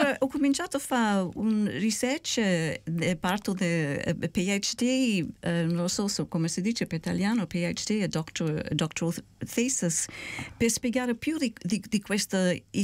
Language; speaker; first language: Italian; early bilingual, heritage; Italian